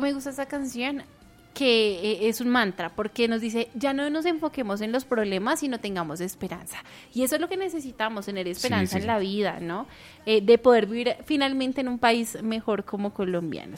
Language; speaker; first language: Spanish; native; Spanish